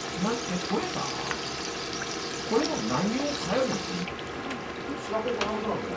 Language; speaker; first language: Japanese; native; Japanese